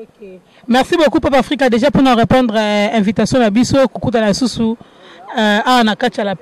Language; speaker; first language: French; non-native, local second language; Lingala